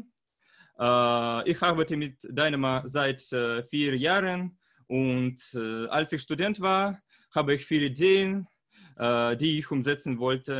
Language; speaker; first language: German; non-native, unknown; Russian